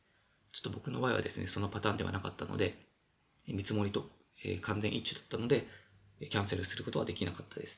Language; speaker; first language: Japanese; native; Japanese